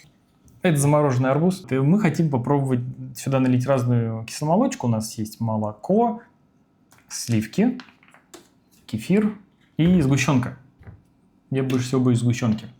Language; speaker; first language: Russian; native; Russian